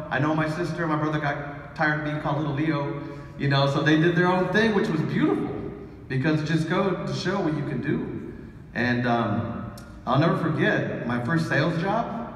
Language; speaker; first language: English; early bilingual, other home language; Spanish